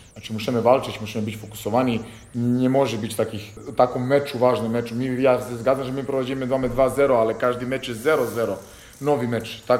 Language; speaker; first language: Polish; non-native, fluent; Serbian